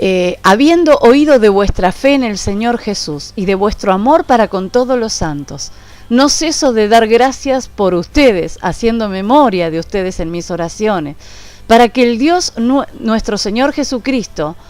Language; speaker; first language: Spanish; native; Spanish